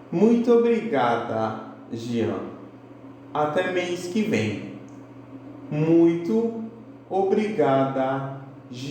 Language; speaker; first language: Portuguese; non-native, fluent; Haitian Creole